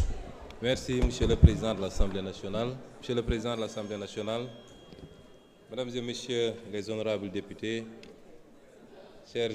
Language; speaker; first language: French; non-native, local second language; Wolof